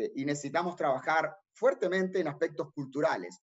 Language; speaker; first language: Spanish; native; Spanish